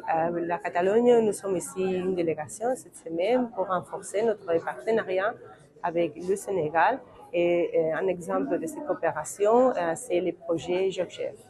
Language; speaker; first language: French; non-native, fluent; Catalan